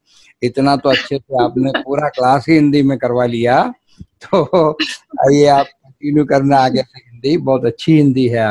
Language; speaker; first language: Hindi; native; Hindi